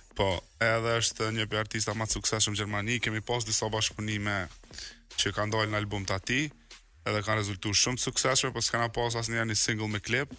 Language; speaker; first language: Albanian; native; Albanian